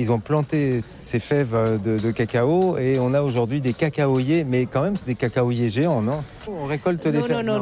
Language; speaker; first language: French; native; French